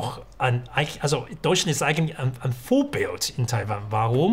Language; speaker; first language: German; non-native, fluent; Chinese